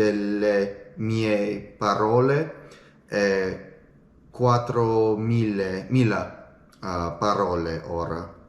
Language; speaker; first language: Italian; non-native, learner; English